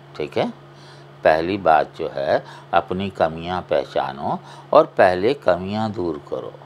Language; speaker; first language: Hindi; non-native, local second language; Punjabi